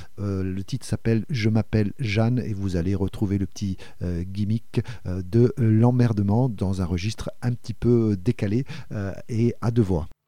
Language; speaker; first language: French; native; French